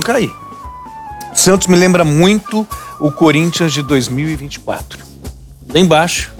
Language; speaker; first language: Portuguese; native; Portuguese